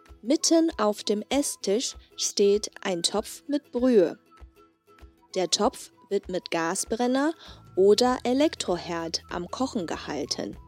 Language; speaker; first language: German; non-native, fluent; Chinese